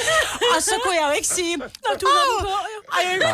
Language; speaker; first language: Danish; native; Danish